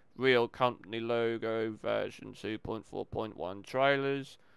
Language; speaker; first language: English; native; English